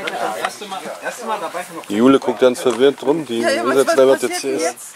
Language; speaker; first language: German; native; German